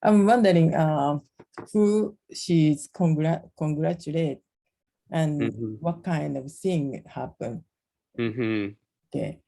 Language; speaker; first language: English; non-native, learner; Japanese